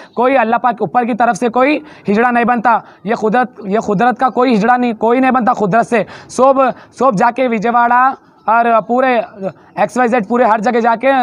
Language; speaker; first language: Hindi; non-native, local second language; Urdu